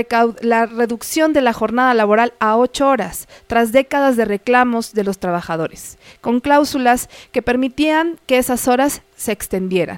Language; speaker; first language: Spanish; native; Spanish